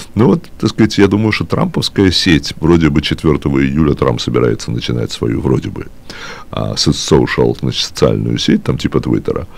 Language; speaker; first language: Russian; native; Russian